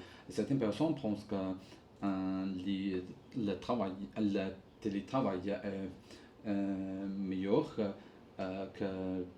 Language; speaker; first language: French; non-native, learner; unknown